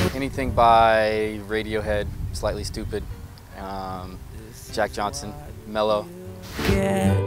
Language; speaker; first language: English; native; English